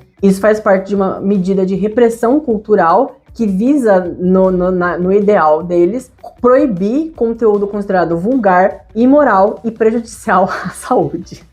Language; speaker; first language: Portuguese; native; Portuguese